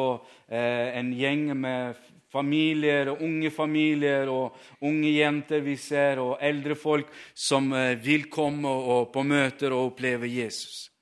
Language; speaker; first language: Norwegian; non-native, fluent; Ukrainian